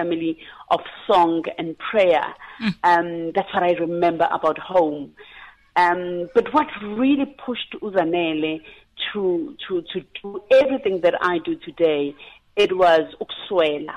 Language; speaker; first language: English; non-native, local second language; Zulu